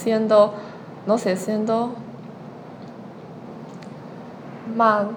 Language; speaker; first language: Spanish; non-native, learner; Chinese